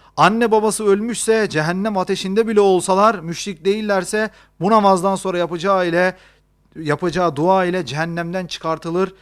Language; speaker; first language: Turkish; native; Turkish